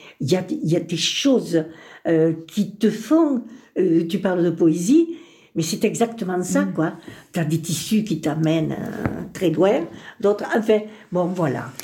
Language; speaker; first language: French; early bilingual, other home language; Spanish